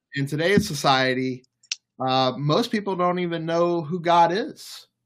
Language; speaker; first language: English; native; English